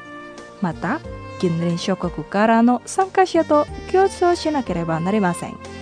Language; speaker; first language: Japanese; non-native, fluent; Indonesian